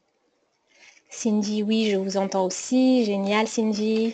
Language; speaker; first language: French; native; French